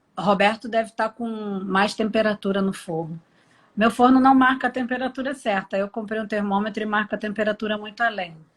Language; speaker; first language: Portuguese; native; Portuguese